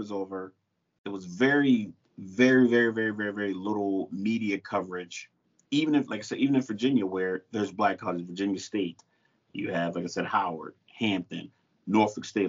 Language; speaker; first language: English; native; English